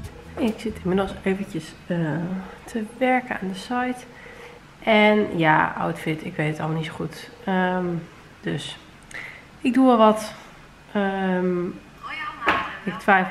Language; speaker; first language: Dutch; native; Dutch